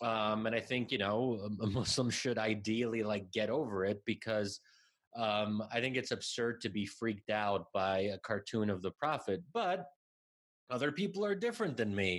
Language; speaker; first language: English; native; English